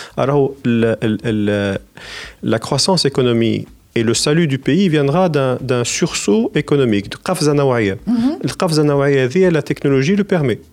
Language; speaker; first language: French; non-native, local second language; Arabic